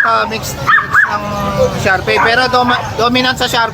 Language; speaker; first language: Filipino; native; Filipino